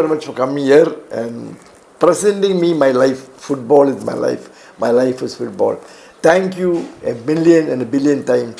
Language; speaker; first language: English; non-native, local second language; Malayalam